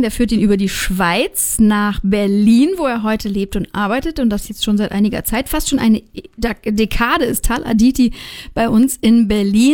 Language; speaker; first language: German; native; German